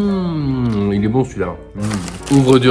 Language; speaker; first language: French; native; French